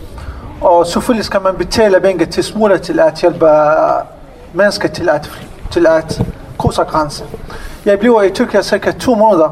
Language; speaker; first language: Danish; non-native, learner; Arabic